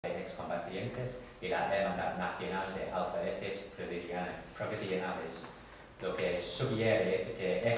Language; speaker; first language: Spanish; non-native, fluent; English